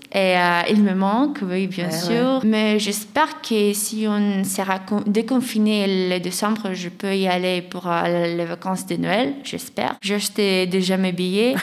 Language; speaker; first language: French; non-native, fluent; Greek